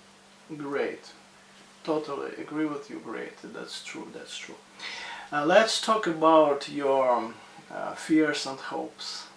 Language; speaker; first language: English; non-native, fluent; Russian